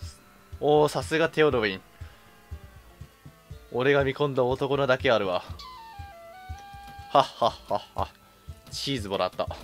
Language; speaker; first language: Japanese; native; Japanese